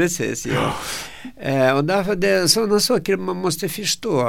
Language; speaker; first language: Swedish; non-native, fluent; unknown